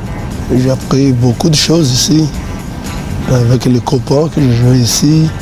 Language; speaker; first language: French; non-native, fluent; Portuguese